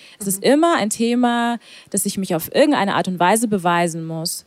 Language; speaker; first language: German; native; German